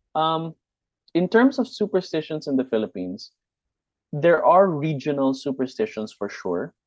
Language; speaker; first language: English; non-native, local second language; Hiligaynon